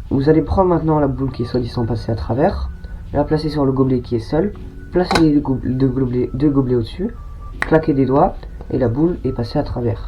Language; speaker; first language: French; native; French